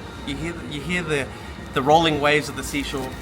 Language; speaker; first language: English; native; English